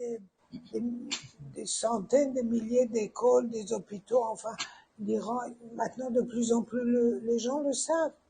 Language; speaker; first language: French; non-native, fluent; Persian